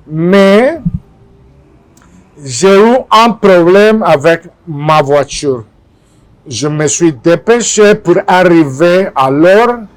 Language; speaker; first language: French; non-native, fluent; Spanish